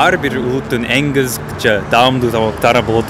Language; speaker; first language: Kyrgyz; non-native, fluent; English